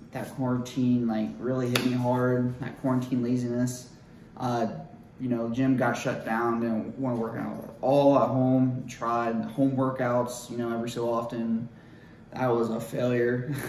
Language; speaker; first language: English; native; English